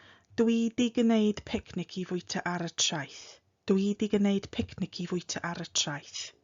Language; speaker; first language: Welsh; non-native, fluent; English